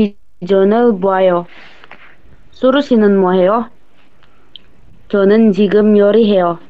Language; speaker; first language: Korean; non-native, learner; Indonesian